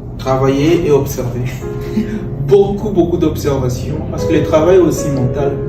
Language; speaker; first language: French; non-native, local second language; Lingala